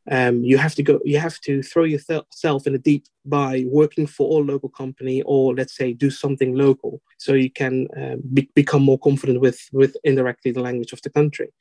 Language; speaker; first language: English; non-native, fluent; Dutch